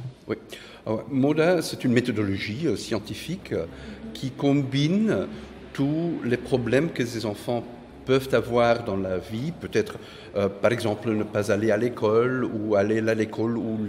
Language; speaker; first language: French; non-native, fluent; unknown